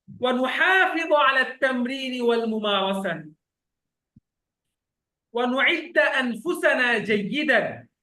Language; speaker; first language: Arabic; non-native, fluent; Bangla